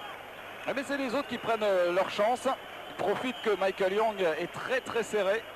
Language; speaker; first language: French; native; French